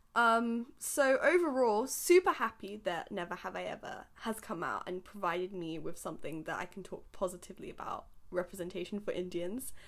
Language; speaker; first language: English; early bilingual, other home language; Hindi